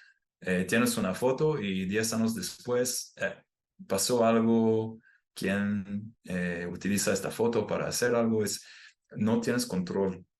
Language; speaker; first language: Spanish; non-native, fluent; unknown